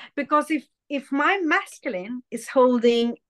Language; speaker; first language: English; early bilingual, other home language; Hindi